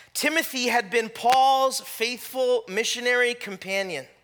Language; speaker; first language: English; native; English